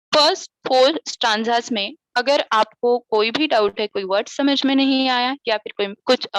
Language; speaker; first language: Hindi; non-native, local second language; Marathi